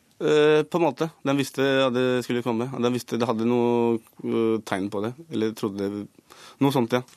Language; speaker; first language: Norwegian; early bilingual, other home language; Urdu